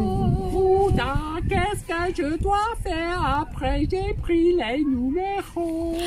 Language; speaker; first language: French; non-native, learner; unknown